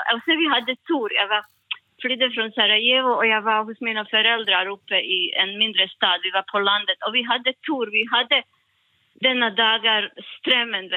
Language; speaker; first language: Swedish; non-native, learner; Bosnian